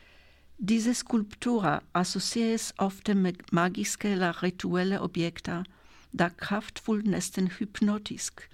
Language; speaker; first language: Danish; non-native, fluent; Polish